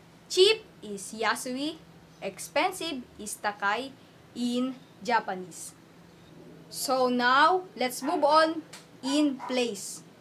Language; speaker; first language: English; non-native, local second language; Filipino